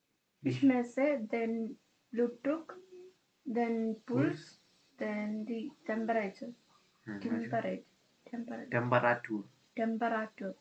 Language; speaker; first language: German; non-native, learner; Malayalam